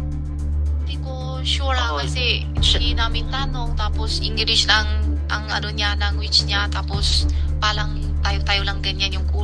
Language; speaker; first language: Filipino; non-native, learner; Chinese